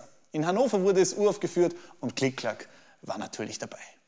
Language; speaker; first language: German; native; German